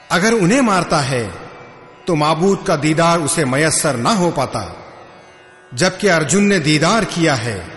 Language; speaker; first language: Urdu; native; Urdu